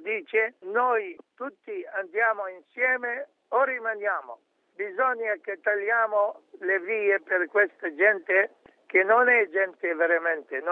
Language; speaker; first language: Italian; non-native, fluent; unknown